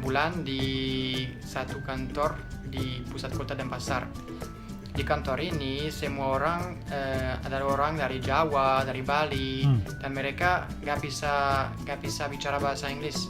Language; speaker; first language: Indonesian; non-native, fluent; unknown